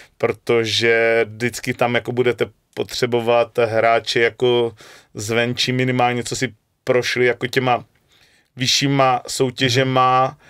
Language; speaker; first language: Czech; native; Czech